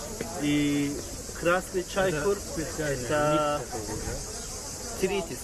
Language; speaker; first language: Russian; non-native, learner; Turkish